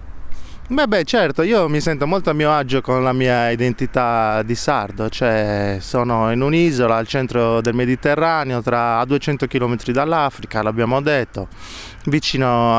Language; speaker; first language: Italian; native; Italian